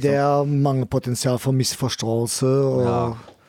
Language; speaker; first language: Norwegian; non-native, learner; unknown